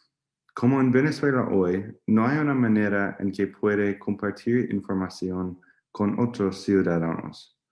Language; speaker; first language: Spanish; non-native, learner; English